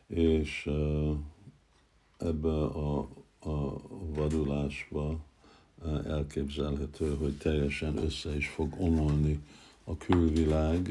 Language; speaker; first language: Hungarian; early bilingual, heritage; Hungarian